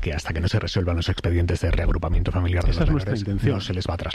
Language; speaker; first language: Spanish; native; Spanish